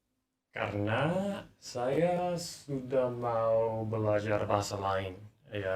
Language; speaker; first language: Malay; non-native, learner; English